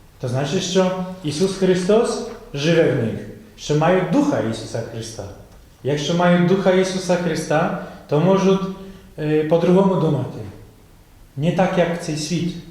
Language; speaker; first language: Ukrainian; non-native, fluent; Polish